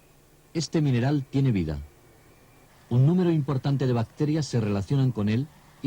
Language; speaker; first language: Spanish; native; Spanish